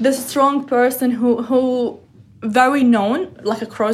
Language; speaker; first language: English; non-native, fluent; Arabic